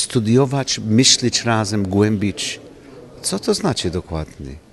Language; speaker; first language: Polish; non-native, learner; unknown